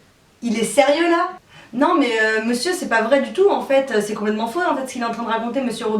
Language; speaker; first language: French; native; French